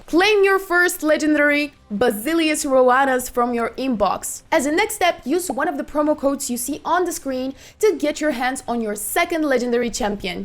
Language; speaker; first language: English; non-native, fluent; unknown